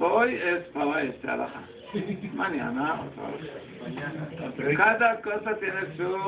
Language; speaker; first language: Spanish; non-native, learner; Hebrew